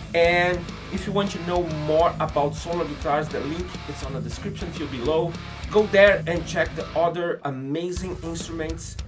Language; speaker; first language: English; non-native, fluent; Portuguese